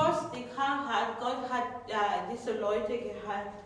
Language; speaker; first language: German; non-native, fluent; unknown